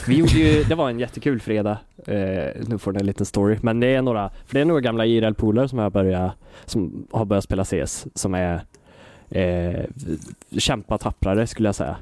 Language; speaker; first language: Swedish; native; Swedish